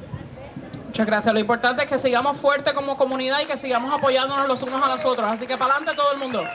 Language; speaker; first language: Spanish; native; Spanish